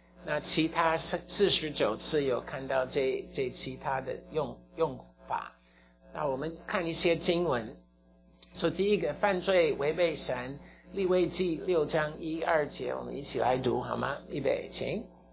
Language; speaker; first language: Chinese; non-native, fluent; English